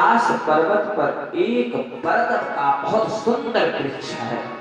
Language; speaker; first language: Hindi; native; Hindi